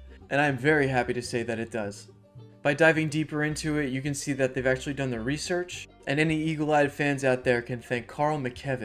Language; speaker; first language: English; native; English